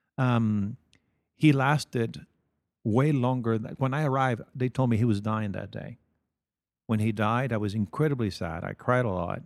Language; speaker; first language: English; non-native, fluent; Spanish